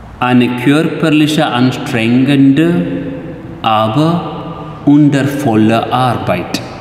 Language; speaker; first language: German; non-native, fluent; Telugu